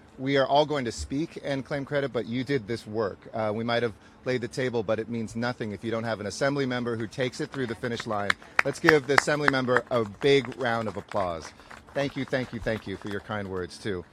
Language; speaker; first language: English; native; English